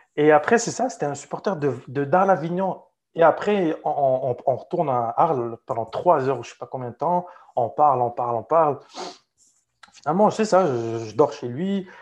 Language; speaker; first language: French; non-native, local second language; Arabic